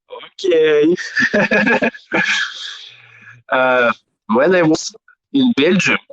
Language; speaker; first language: English; non-native, learner; Belarusian